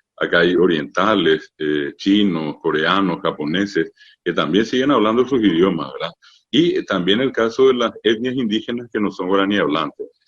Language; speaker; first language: Spanish; non-native, local second language; Guarani